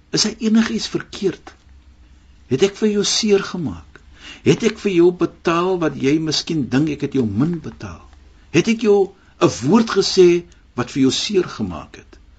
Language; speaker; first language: Afrikaans; non-native, fluent; Arabic